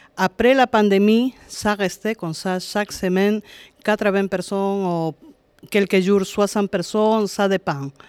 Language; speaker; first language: French; non-native, fluent; Spanish